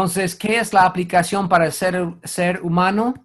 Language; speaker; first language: Spanish; non-native, fluent; English